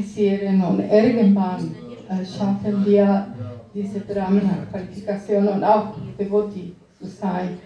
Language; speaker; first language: German; non-native, fluent; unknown